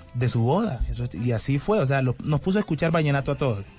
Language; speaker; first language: Spanish; native; Spanish